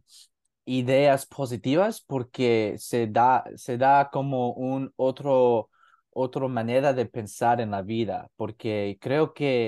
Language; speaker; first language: Spanish; non-native, learner; English